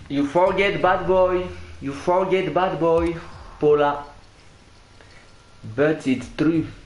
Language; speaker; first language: English; non-native, learner; French